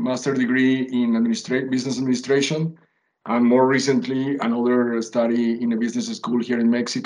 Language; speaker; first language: English; non-native, fluent; Spanish